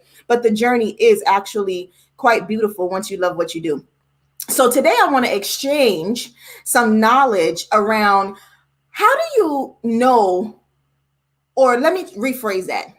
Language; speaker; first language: English; native; English